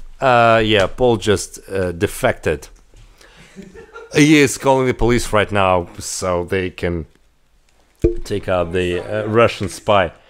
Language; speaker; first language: English; non-native, fluent; Russian